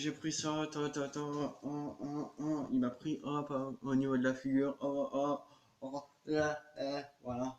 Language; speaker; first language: French; native; French